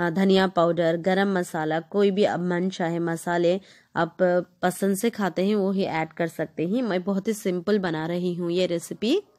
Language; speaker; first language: Hindi; non-native, local second language; Telugu